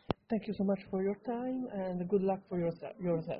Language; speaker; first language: English; non-native, learner; Italian